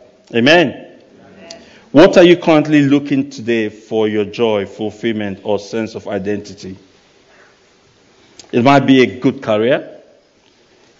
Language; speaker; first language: English; non-native, local second language; Yoruba